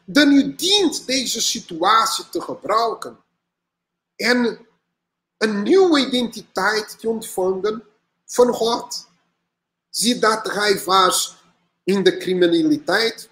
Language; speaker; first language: Dutch; non-native, learner; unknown